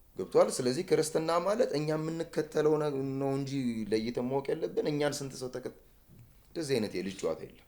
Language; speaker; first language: Amharic; native; Amharic